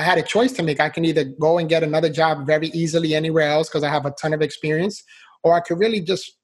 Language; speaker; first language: English; native; English